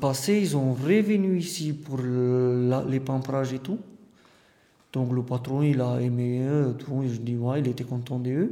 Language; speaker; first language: French; non-native, fluent; Romanian